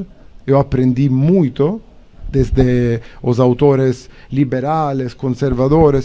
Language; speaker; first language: Portuguese; non-native, learner; Italian